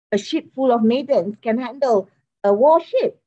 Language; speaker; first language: English; early bilingual, other home language; Malay